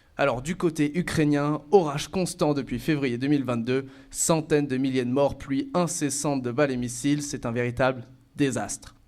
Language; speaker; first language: French; native; French